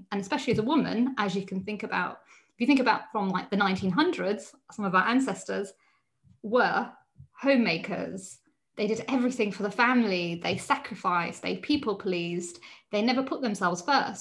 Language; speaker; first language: English; native; English